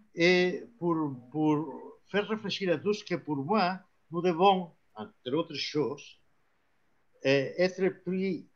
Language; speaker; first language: French; non-native, fluent; Spanish